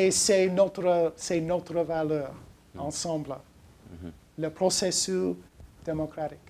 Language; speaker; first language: French; non-native, learner; English